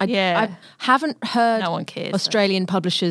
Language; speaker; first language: English; native; English